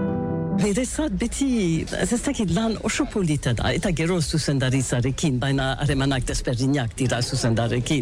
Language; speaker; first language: Basque; non-native, learner; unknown